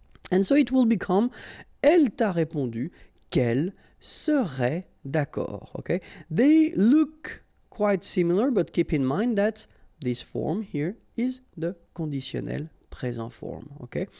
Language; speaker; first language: English; non-native, fluent; French